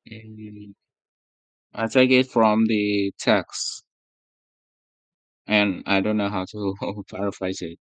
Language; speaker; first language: English; non-native, learner; Vietnamese